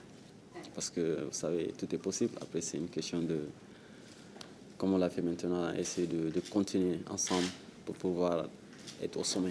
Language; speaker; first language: French; non-native, local second language; Wolof